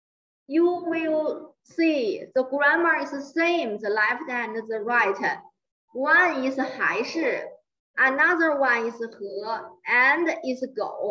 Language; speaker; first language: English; non-native, fluent; Chinese